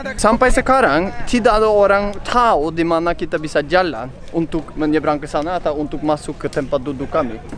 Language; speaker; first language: Indonesian; non-native, fluent; Norwegian